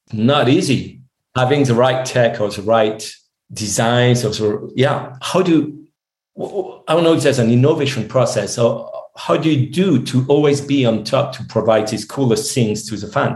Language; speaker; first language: English; non-native, fluent; French